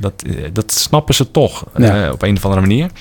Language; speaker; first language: Dutch; native; Dutch